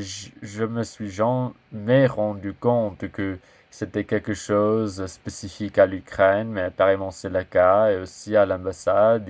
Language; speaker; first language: French; non-native, learner; English